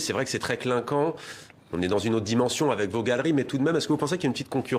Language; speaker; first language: French; native; French